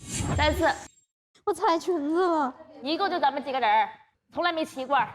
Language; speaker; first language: Chinese; native; Chinese